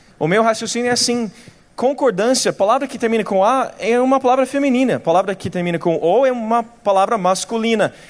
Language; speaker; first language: Portuguese; non-native, fluent; English